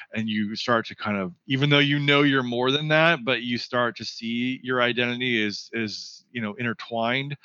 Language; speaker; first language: English; native; English